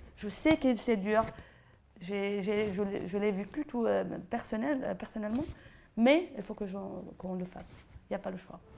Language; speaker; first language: French; non-native, fluent; Arabic